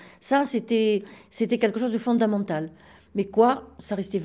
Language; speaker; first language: French; native; French